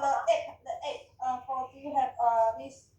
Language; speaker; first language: English; non-native, learner; Chinese